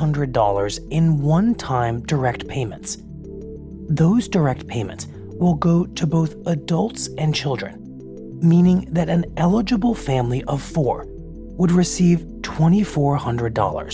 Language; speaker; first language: English; native; English